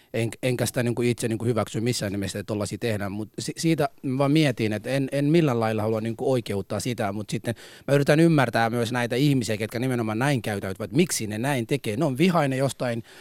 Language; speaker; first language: Finnish; early bilingual, other home language; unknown